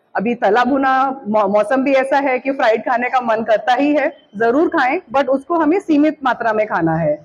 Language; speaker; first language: Hindi; non-native, local second language; Bangla